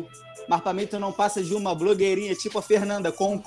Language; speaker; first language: Portuguese; native; Portuguese